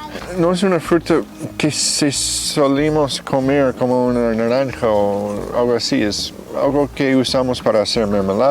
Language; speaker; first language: Spanish; non-native, fluent; English